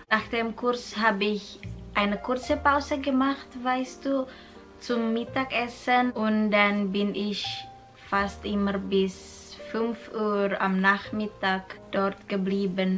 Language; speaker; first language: German; non-native, fluent; Indonesian